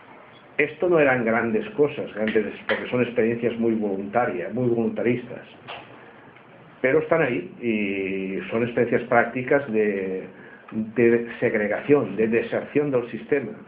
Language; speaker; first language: Spanish; native; Spanish